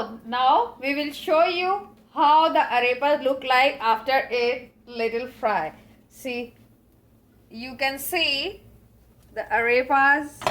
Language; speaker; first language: English; non-native, learner; Hindi